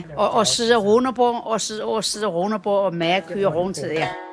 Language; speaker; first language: Danish; non-native, learner; Chinese